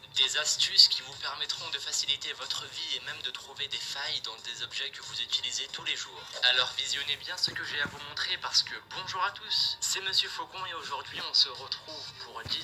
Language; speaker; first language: French; native; French